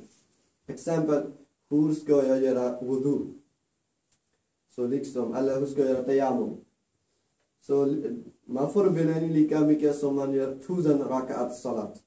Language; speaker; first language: Swedish; non-native, fluent; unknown